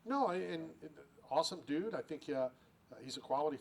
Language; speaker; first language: English; native; English